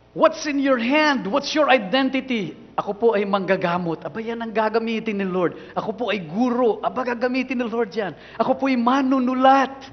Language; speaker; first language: Filipino; non-native, local second language; Cebuano